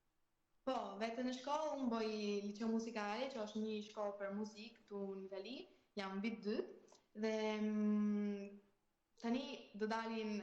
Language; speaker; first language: Albanian; early bilingual, heritage; Albanian